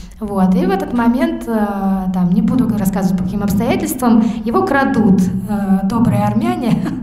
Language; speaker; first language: Russian; native; Russian